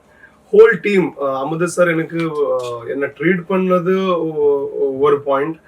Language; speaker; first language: Tamil; non-native, learner; Tulu